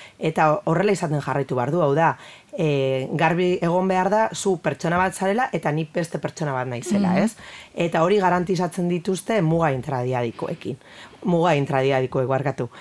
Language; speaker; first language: Basque; native; Basque